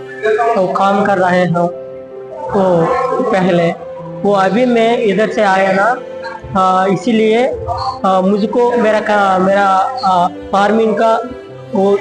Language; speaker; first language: Hindi; non-native, local second language; Telugu